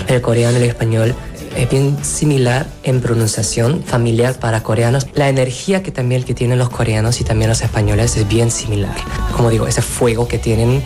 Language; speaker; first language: Spanish; non-native, fluent; Korean